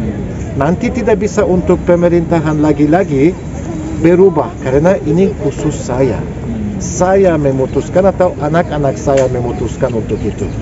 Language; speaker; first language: Indonesian; non-native, learner; Turkish